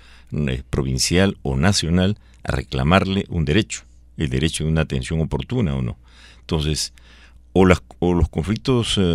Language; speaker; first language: Spanish; native; Spanish